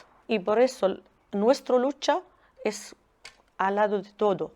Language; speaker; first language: Spanish; non-native, learner; Arabic